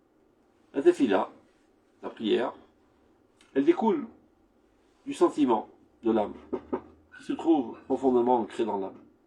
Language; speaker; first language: French; native; French